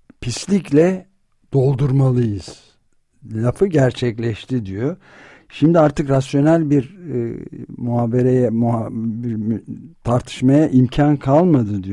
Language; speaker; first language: Turkish; native; Turkish